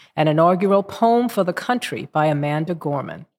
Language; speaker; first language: English; native; English